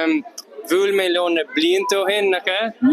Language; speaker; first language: Irish; non-native, local second language; English